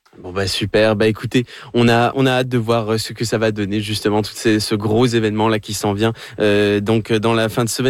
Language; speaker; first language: French; native; French